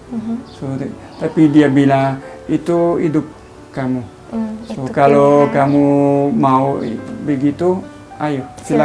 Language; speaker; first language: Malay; non-native, learner; Italian